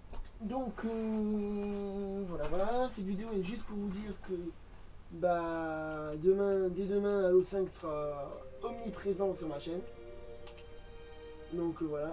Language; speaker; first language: French; native; French